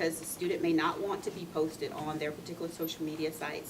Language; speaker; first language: English; native; English